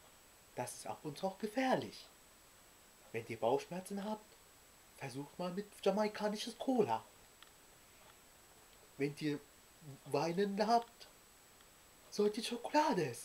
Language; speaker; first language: German; early bilingual, other home language; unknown